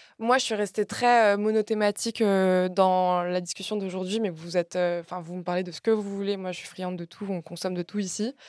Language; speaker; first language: French; early bilingual, other home language; Spanish